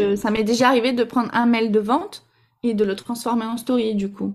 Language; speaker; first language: French; non-native, fluent; Portuguese